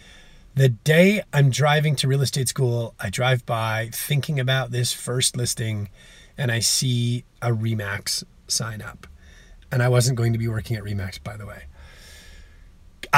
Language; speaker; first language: English; native; English